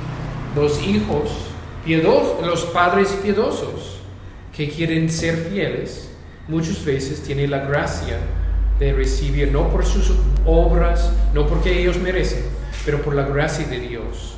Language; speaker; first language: Spanish; non-native, fluent; English